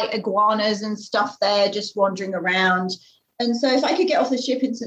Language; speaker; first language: English; native; English